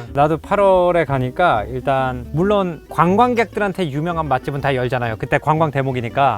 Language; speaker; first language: Korean; native; Korean